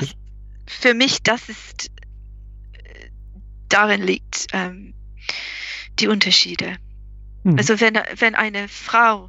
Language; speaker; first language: German; non-native, fluent; English